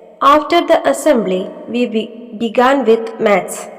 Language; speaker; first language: English; non-native, local second language; Malayalam